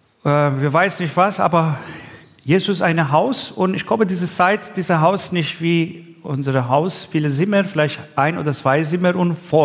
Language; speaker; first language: German; non-native, learner; Persian